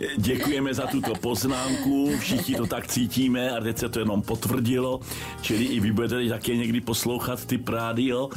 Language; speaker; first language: Czech; native; Czech